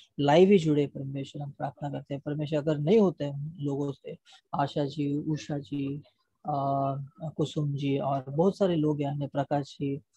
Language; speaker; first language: Hindi; native; Hindi